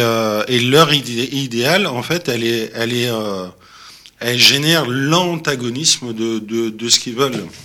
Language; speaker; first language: French; native; French